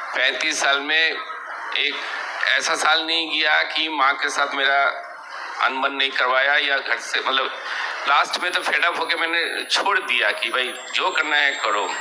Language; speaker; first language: Hindi; non-native, local second language; Bangla